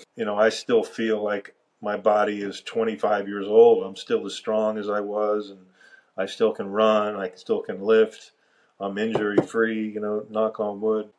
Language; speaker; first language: English; native; English